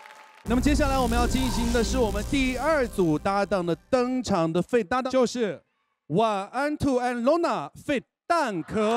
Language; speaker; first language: Chinese; native; Chinese